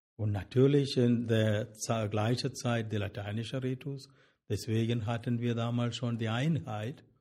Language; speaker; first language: German; non-native, fluent; Malayalam